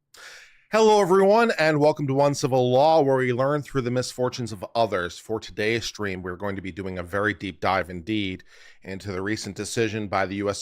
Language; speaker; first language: English; native; English